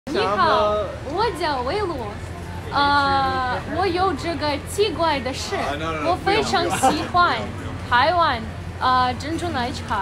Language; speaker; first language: Chinese; non-native, fluent; Russian